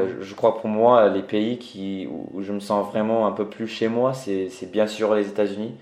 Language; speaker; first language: French; early bilingual, other home language; English